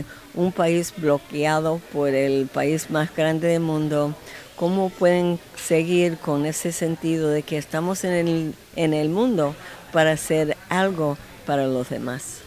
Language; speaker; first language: Spanish; non-native, fluent; English